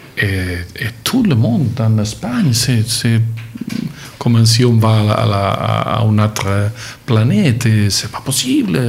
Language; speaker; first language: French; non-native, learner; Catalan